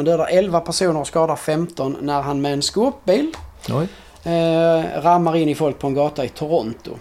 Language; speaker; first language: Swedish; native; Swedish